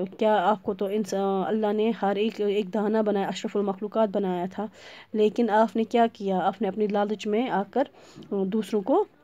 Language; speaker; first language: Urdu; non-native, local second language; Kashmiri